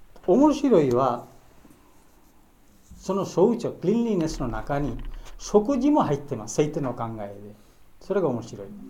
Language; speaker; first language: Japanese; non-native, learner; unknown